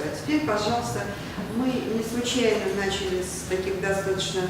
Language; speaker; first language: Russian; native; Russian